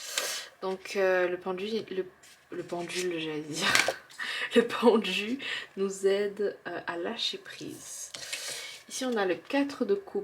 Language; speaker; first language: French; native; French